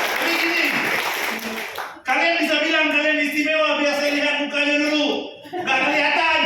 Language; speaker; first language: Indonesian; non-native, fluent; Tamil